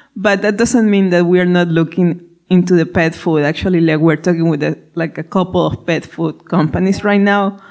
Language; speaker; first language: English; non-native, fluent; Spanish